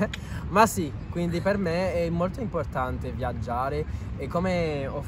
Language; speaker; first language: Italian; non-native, fluent; French